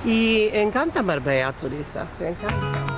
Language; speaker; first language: Spanish; non-native, learner; Bulgarian